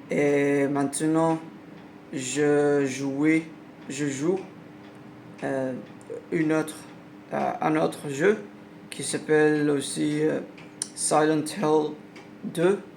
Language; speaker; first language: French; non-native, learner; Arabic